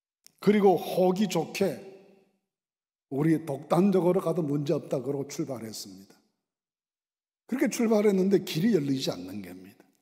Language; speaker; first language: Korean; native; Korean